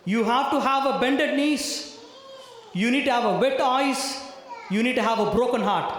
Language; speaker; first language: English; non-native, local second language; Tamil